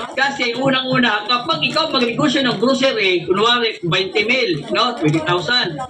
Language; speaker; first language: Filipino; non-native, local second language; Waray